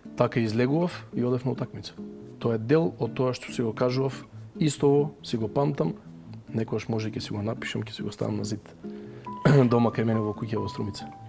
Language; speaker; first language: Macedonian; native; Macedonian